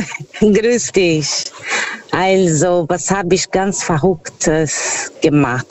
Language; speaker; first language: German; non-native, fluent; Portuguese